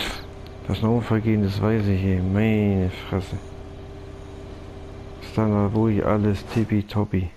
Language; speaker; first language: German; native; German